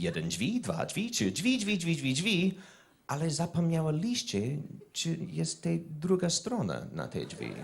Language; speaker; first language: Polish; non-native, learner; English